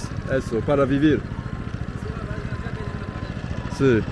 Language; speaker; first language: Spanish; non-native, learner; English